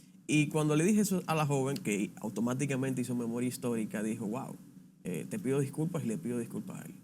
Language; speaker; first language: Spanish; native; Spanish